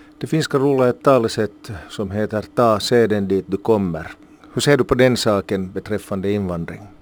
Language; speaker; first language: Swedish; native; Swedish